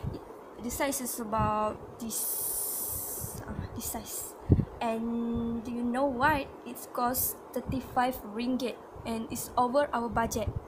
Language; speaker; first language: English; non-native, learner; Malay